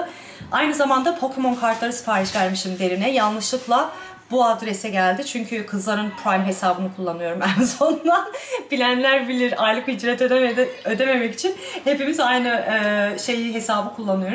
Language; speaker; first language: Turkish; native; Turkish